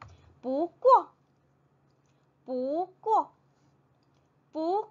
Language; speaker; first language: Chinese; non-native, fluent; Korean